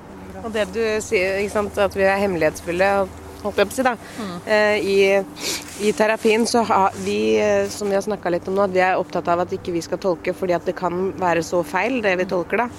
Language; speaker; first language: Norwegian; native; Norwegian